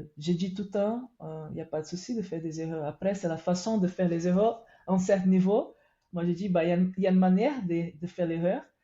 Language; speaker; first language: French; non-native, fluent; Portuguese